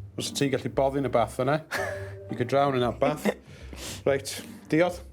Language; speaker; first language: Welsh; native; Welsh